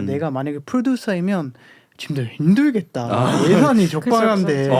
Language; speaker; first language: Korean; non-native, fluent; German